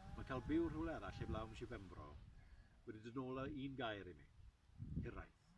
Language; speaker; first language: Welsh; native; Welsh